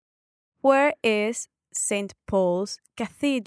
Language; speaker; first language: English; non-native, learner; Spanish